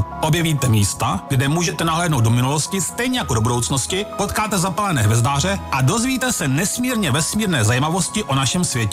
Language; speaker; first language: Czech; native; Czech